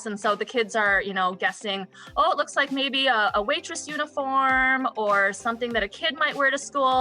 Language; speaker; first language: English; native; English